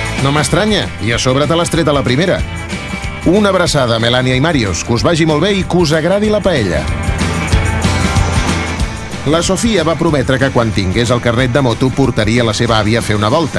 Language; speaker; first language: Catalan; native; Catalan